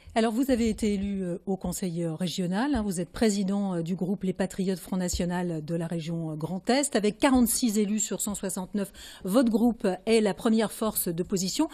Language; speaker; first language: French; native; French